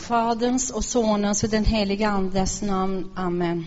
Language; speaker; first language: Swedish; non-native, fluent; Arabic